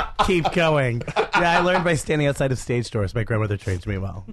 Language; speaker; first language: English; native; English